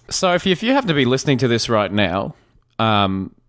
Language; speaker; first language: English; native; English